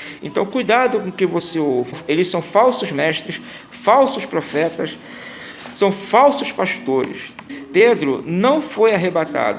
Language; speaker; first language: Portuguese; native; Portuguese